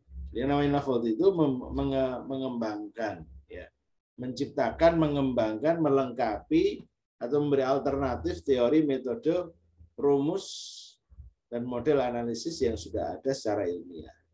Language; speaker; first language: Indonesian; native; Indonesian